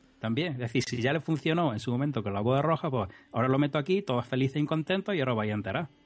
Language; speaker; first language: Spanish; native; Spanish